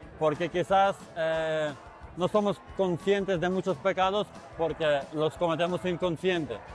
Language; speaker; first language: Spanish; non-native, fluent; Ukrainian